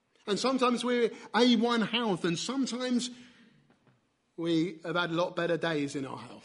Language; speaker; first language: English; native; English